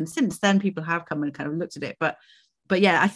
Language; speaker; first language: English; native; English